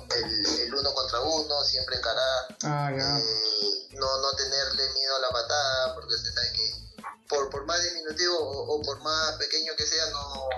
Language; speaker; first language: Spanish; native; Spanish